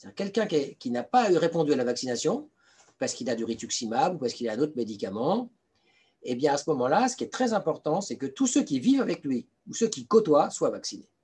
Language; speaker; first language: French; native; French